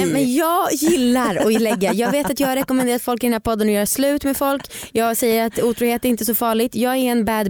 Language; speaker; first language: Swedish; native; Swedish